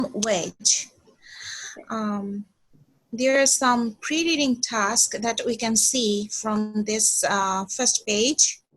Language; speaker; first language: English; non-native, fluent; Bangla